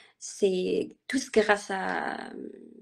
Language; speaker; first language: French; non-native, learner; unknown